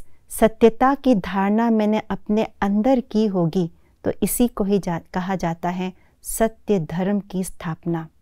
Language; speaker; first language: Hindi; native; Hindi